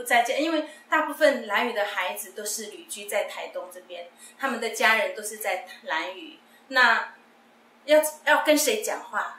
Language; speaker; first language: Chinese; non-native, local second language; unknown